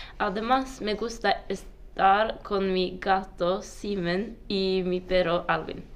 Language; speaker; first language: Spanish; non-native, learner; Norwegian